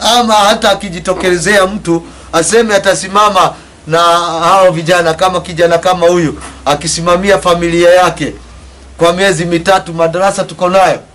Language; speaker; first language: Swahili; non-native, local second language; Kikuyu